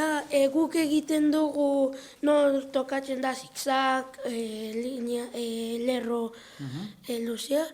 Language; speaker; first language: Basque; non-native, local second language; Spanish